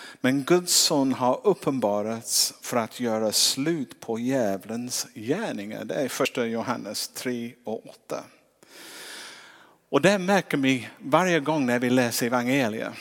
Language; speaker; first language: Swedish; non-native, fluent; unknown